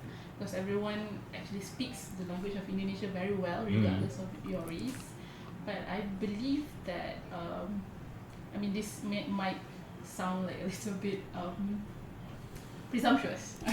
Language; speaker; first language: English; non-native, local second language; Malay